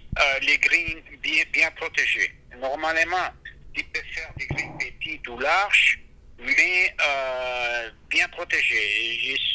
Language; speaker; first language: French; non-native, fluent; Spanish